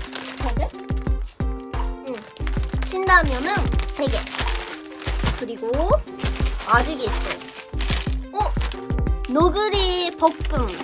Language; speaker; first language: Korean; non-native, learner; Japanese